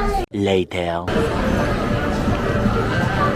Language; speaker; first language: Chinese; native; Chinese